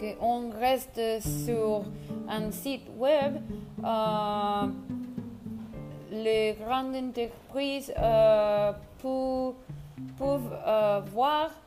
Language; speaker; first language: French; non-native, learner; Spanish